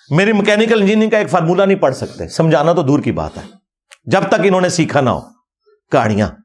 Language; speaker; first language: Urdu; non-native, local second language; Punjabi